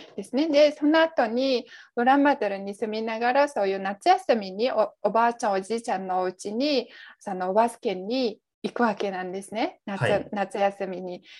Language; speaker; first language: Japanese; non-native, fluent; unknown